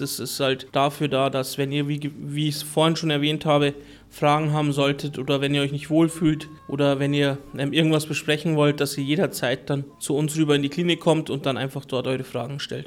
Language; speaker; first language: German; early bilingual, other home language; Turkish